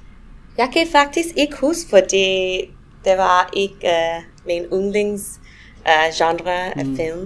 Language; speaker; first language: Danish; non-native, fluent; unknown